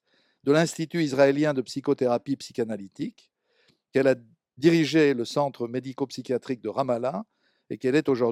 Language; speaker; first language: French; native; French